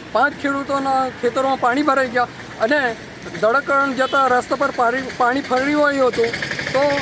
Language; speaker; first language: Gujarati; non-native, local second language; Gamit